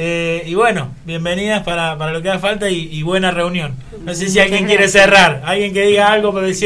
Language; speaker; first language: Spanish; native; Spanish